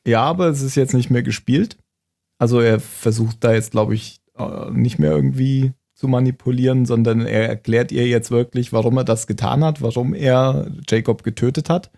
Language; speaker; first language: German; native; German